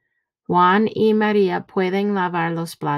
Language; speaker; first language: Spanish; non-native, fluent; English